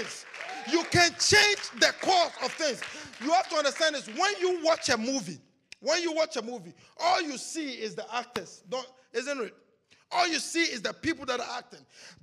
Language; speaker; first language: English; non-native, local second language; Akan